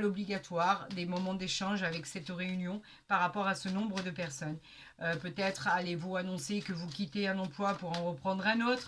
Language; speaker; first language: French; native; French